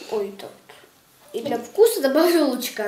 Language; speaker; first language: Russian; native; Russian